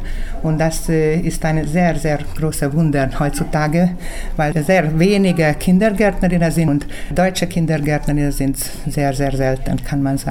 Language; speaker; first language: German; early bilingual, heritage; German